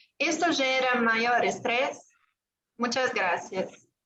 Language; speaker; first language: Spanish; non-native, learner; Portuguese